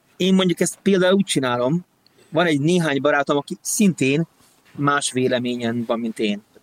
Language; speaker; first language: Hungarian; native; Hungarian